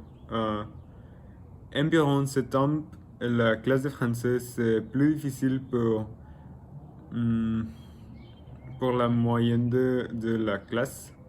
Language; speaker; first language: French; non-native, learner; Spanish